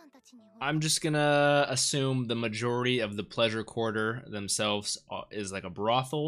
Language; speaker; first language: English; native; English